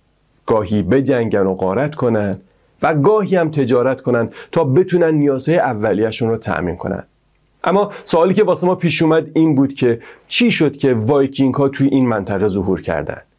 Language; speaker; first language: Persian; native; Persian